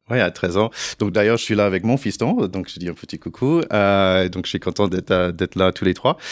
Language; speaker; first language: French; non-native, fluent; English